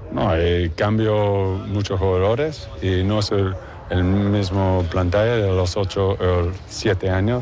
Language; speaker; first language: Spanish; non-native, learner; English